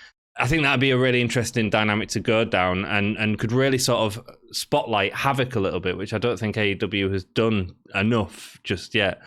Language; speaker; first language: English; native; English